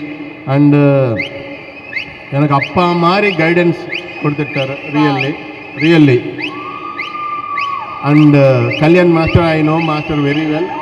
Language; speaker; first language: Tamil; non-native, learner; Telugu